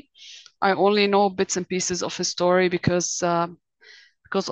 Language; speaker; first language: English; native; English